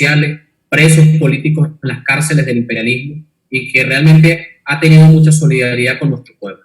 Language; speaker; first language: Spanish; native; Spanish